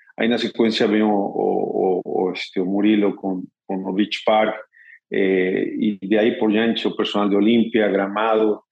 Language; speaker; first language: Portuguese; non-native, fluent; Spanish